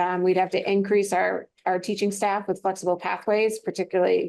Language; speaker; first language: English; native; English